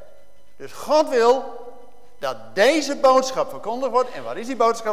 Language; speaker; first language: Dutch; native; Dutch